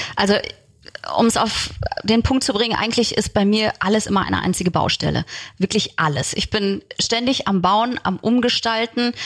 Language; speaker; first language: German; early bilingual, other home language; Turkish